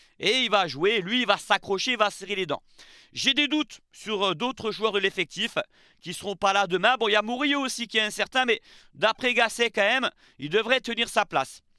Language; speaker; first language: French; native; French